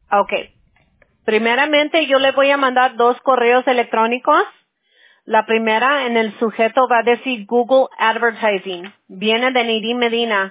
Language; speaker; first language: Spanish; early bilingual, heritage; Spanish